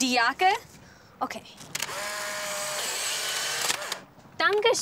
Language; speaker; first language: German; non-native, learner; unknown